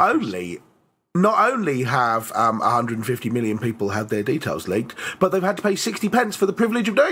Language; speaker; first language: English; native; English